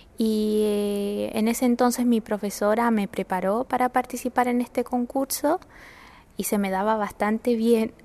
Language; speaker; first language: Spanish; native; Spanish